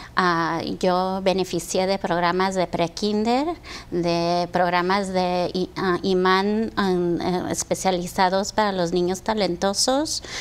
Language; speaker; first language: Spanish; early bilingual, heritage; Spanish